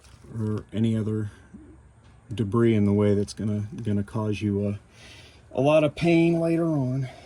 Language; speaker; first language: English; native; English